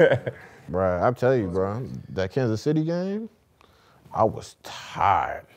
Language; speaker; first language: English; native; English